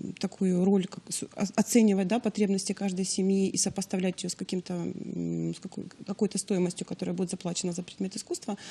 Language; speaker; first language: Russian; native; Russian